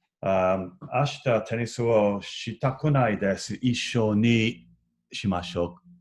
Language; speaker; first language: Japanese; non-native, learner; English